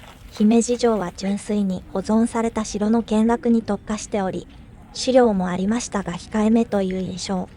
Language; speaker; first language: Japanese; native; Japanese